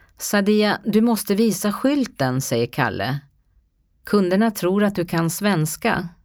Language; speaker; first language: Swedish; native; Swedish